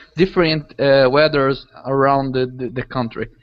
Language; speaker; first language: English; non-native, fluent; Portuguese